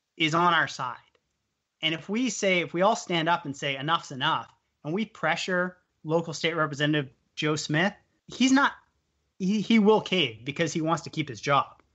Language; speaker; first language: English; native; English